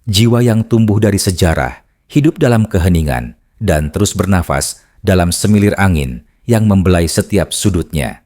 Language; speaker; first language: Indonesian; native; Indonesian